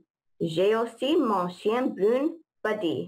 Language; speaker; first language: French; non-native, learner; English